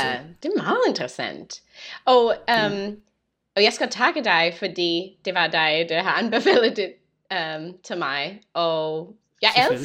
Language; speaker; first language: Danish; non-native, learner; English